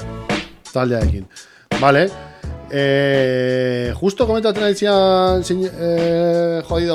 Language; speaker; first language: Basque; native; Basque